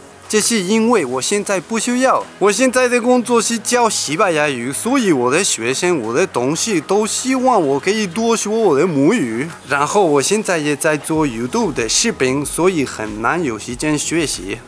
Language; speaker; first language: Chinese; non-native, fluent; Spanish